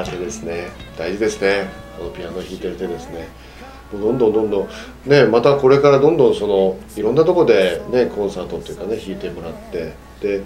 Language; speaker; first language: Japanese; native; Japanese